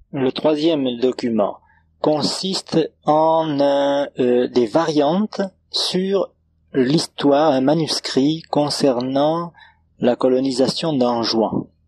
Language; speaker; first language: French; non-native, local second language; Comorian